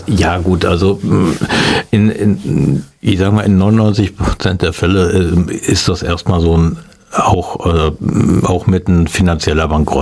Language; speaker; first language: German; native; German